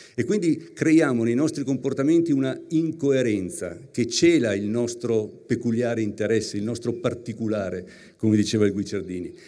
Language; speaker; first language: Italian; native; Italian